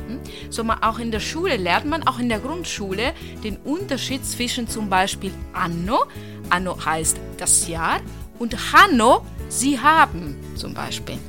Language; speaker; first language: German; non-native, fluent; Italian